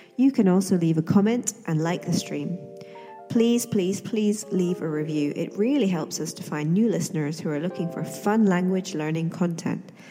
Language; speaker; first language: English; native; English